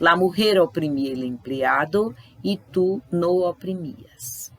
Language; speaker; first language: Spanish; non-native, fluent; Portuguese